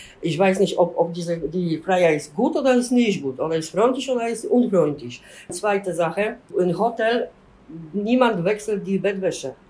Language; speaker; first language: German; non-native, learner; Polish